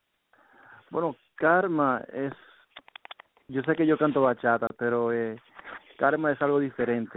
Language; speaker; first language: Spanish; early bilingual, heritage; Spanish